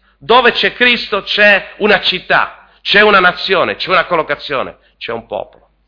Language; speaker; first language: Italian; native; Italian